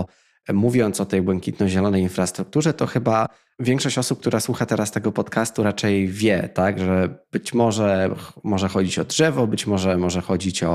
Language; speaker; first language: Polish; native; Polish